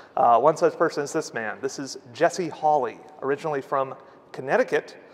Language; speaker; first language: English; native; English